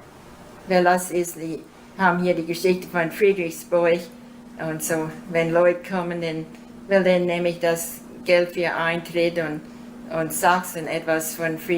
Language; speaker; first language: German; early bilingual, heritage; German